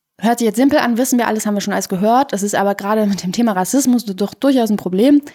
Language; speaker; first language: German; early bilingual, other home language; Persian